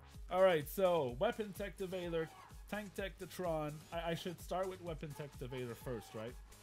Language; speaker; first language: English; non-native, local second language; French